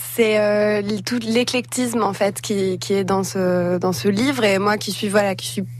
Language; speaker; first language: French; native; French